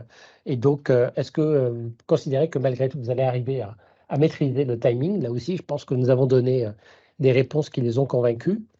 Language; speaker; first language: French; native; French